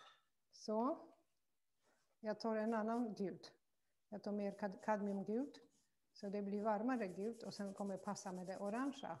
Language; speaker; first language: Swedish; non-native, fluent; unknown